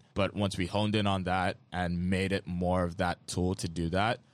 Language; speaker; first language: English; non-native, local second language; Yoruba